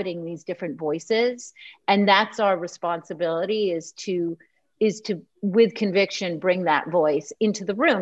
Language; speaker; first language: English; native; English